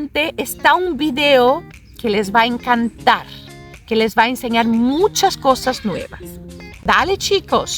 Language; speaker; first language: Spanish; non-native, fluent; Portuguese